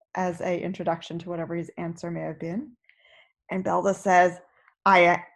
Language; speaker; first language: English; native; English